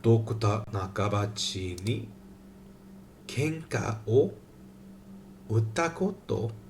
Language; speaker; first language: Japanese; non-native, learner; English